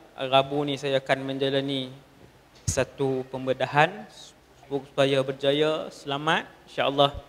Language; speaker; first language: Malay; native; Malay